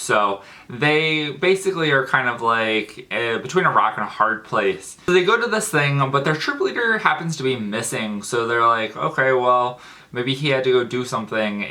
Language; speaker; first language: English; native; English